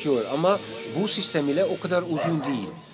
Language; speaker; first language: Turkish; non-native, fluent; Dutch